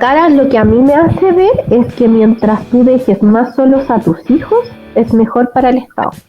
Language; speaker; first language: Spanish; native; Spanish